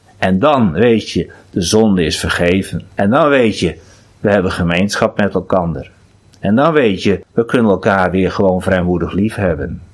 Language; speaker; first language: Dutch; non-native, local second language; Western Frisian